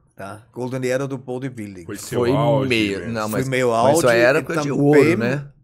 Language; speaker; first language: Portuguese; non-native, fluent; German